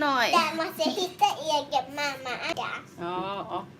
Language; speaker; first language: Swedish; early bilingual, other home language; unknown